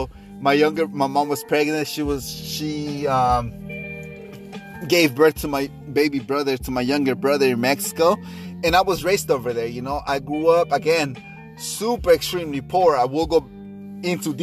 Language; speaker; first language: English; non-native, fluent; Spanish